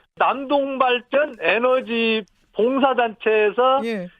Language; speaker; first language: Korean; native; Korean